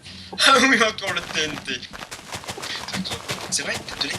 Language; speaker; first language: French; native; French